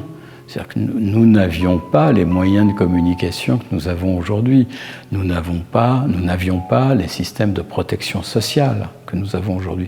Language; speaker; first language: French; native; French